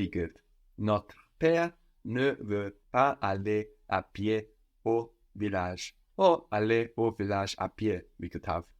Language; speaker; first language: French; non-native, fluent; English